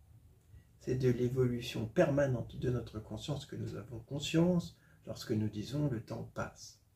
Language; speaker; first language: French; native; French